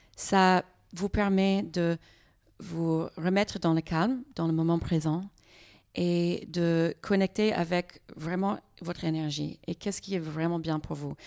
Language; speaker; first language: French; non-native, fluent; English